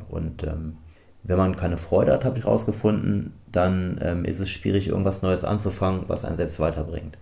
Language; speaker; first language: German; native; German